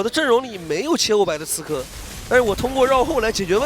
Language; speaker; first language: Chinese; native; Chinese